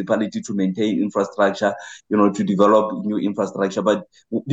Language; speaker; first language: English; non-native, local second language; Southern Sotho